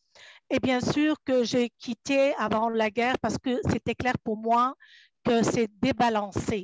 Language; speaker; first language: French; non-native, fluent; Arabic